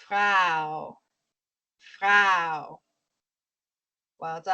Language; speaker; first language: German; non-native, fluent; English